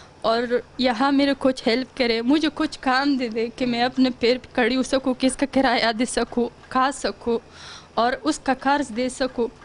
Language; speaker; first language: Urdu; non-native, learner; Pashto